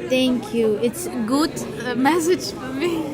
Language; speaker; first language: English; non-native, learner; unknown